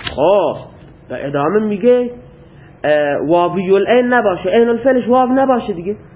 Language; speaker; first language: Persian; non-native, local second language; Baluchi